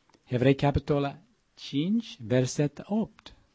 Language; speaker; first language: Romanian; non-native, learner; English